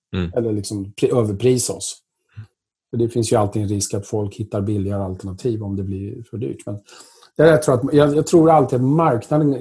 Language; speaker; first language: Swedish; native; Swedish